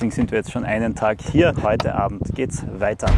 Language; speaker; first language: German; native; German